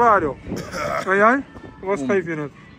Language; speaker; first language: Dutch; native; Dutch